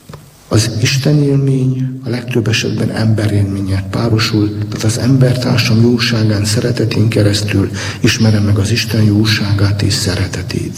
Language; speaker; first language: Hungarian; native; Hungarian